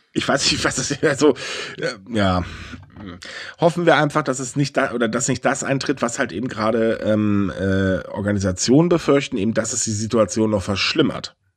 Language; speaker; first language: German; native; German